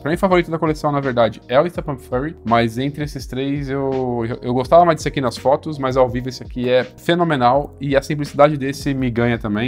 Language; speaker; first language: Portuguese; native; Portuguese